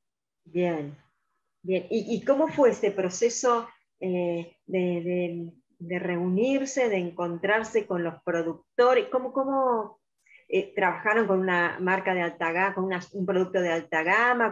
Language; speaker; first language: Spanish; native; Spanish